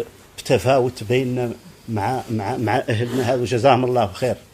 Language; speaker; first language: Arabic; native; Arabic